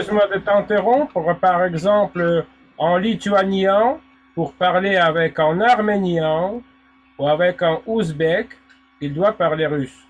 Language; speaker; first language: French; non-native, fluent; Russian